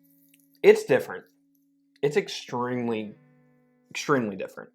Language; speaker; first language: English; native; English